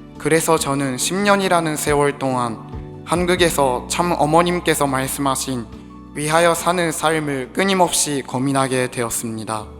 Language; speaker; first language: Korean; non-native, fluent; Japanese